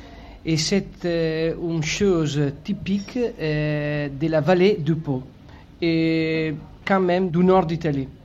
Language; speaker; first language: French; non-native, fluent; Italian